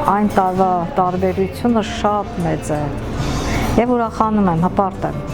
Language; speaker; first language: Armenian; non-native, local second language; Kurdish